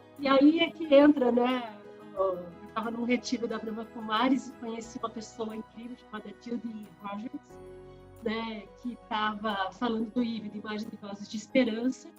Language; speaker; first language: Portuguese; early bilingual, other home language; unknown